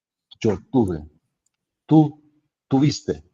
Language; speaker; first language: Spanish; non-native, learner; English